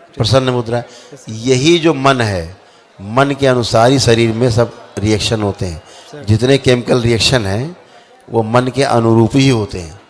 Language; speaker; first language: Hindi; native; Hindi